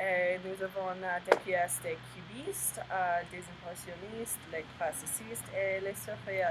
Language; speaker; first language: French; non-native, learner; English